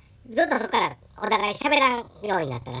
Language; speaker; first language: Japanese; native; Japanese